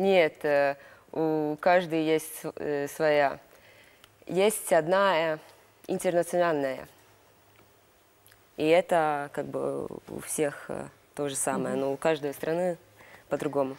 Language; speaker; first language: Russian; non-native, local second language; Latvian